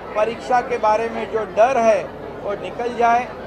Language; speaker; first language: Hindi; non-native, local second language; Marathi